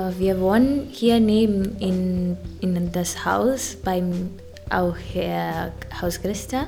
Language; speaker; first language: German; non-native, learner; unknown